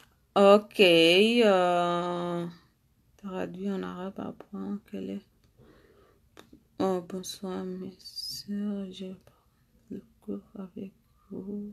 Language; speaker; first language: French; non-native, learner; Arabic